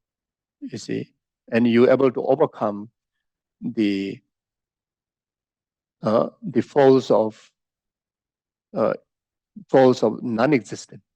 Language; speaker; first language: English; non-native, fluent; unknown